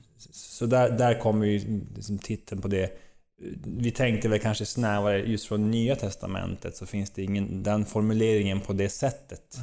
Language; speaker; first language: Swedish; native; Swedish